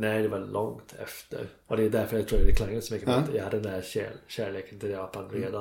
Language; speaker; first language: Swedish; non-native, fluent; English